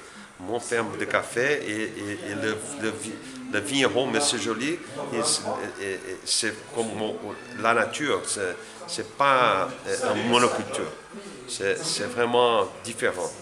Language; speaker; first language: French; non-native, learner; Portuguese